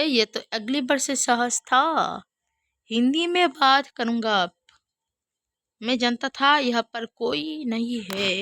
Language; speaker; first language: Hindi; non-native, learner; Bangla